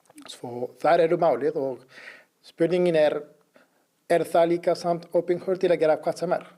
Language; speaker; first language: Icelandic; non-native, learner; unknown